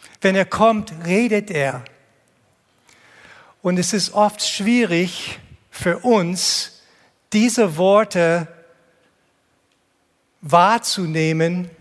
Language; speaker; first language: German; non-native, fluent; English